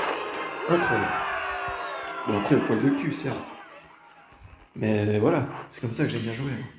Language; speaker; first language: French; native; French